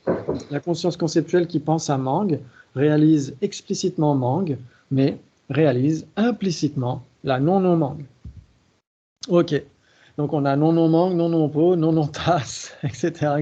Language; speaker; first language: French; native; French